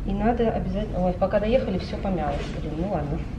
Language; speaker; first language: Russian; native; Russian